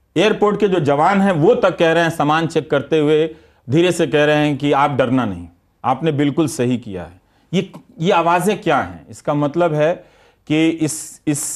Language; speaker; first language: Hindi; native; Hindi